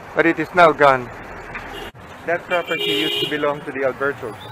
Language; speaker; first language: English; non-native, local second language; Filipino